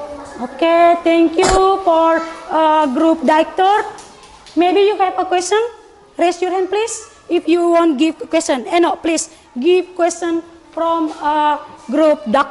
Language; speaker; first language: English; non-native, learner; Indonesian